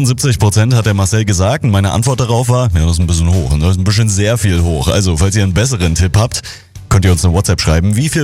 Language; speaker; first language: German; native; German